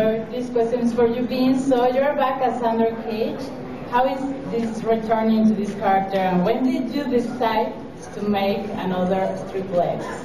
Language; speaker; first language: English; non-native, learner; Spanish